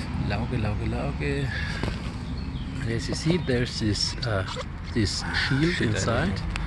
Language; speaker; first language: English; non-native, fluent; German